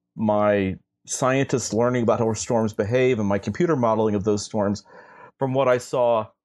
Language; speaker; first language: English; native; English